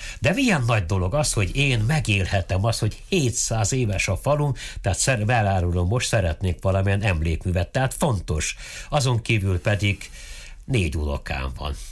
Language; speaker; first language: Hungarian; native; Hungarian